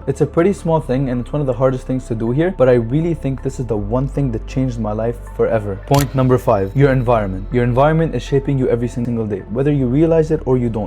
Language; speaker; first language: English; non-native, fluent; Arabic